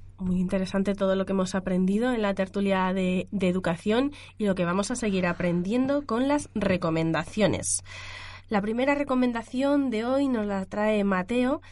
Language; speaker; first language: Spanish; native; Spanish